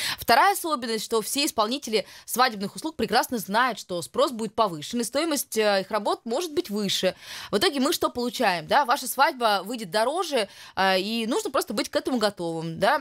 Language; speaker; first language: Russian; native; Russian